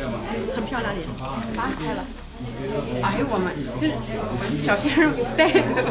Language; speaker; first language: Chinese; native; Chinese